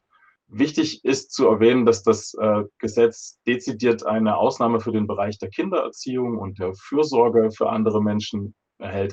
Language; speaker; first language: German; native; German